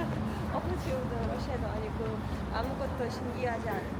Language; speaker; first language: Korean; non-native, learner; Russian